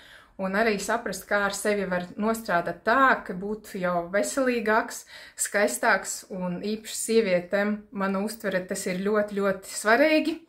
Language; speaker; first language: Latvian; non-native, local second language; Russian